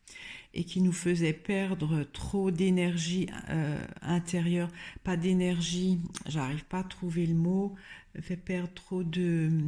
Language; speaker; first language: French; native; French